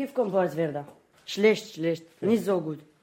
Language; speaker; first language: German; non-native, learner; Arabic